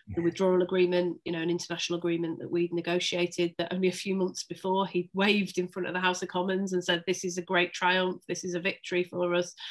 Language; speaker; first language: English; native; English